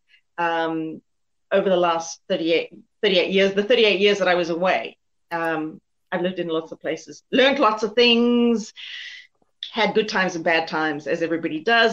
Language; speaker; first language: English; native; English